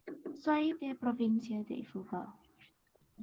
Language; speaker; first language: Spanish; non-native, learner; Filipino